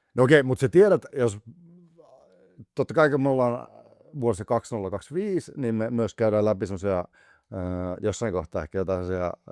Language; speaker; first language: Finnish; native; Finnish